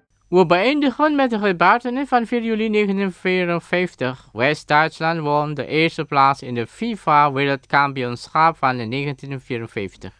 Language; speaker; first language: Dutch; non-native, learner; Indonesian